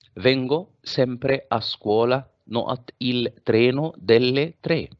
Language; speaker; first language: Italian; non-native, fluent; Arabic